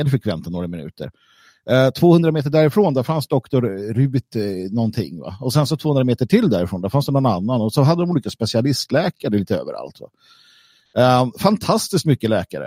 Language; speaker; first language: Swedish; native; Swedish